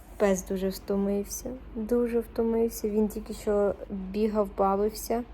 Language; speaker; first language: Ukrainian; non-native, local second language; Russian